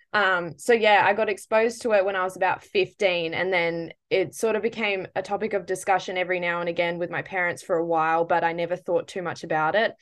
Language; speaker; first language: English; native; English